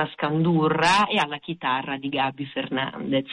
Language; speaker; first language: Italian; native; Italian